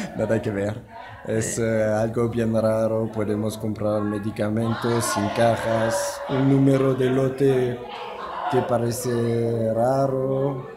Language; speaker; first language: Spanish; non-native, learner; French